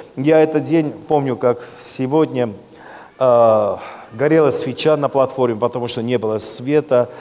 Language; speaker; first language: Russian; non-native, local second language; Armenian